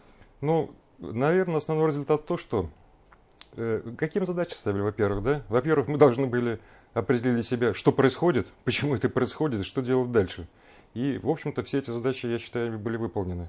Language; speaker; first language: Russian; native; Russian